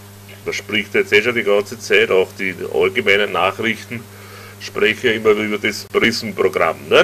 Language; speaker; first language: German; native; German